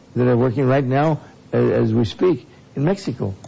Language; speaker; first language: English; native; English